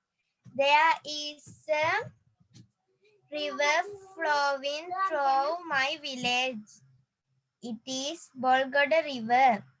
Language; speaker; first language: English; non-native, learner; Sinhala